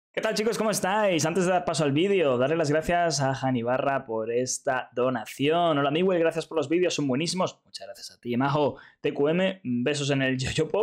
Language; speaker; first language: Spanish; native; Spanish